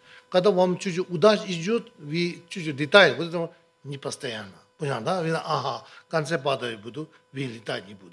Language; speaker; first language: Russian; non-native, learner; Tibetan